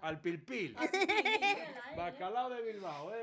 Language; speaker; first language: Spanish; native; Spanish